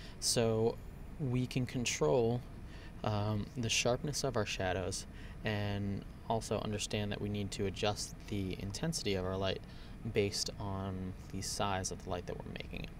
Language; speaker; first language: English; native; English